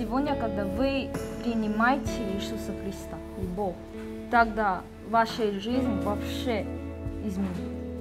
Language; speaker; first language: Russian; non-native, learner; Korean